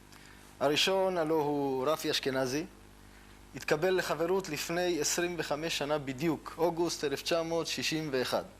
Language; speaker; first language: Hebrew; native; Hebrew